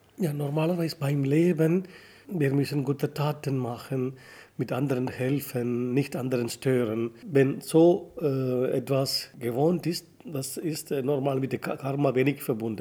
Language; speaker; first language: German; non-native, learner; Tamil